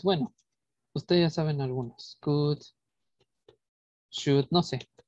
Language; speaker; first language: Spanish; native; Spanish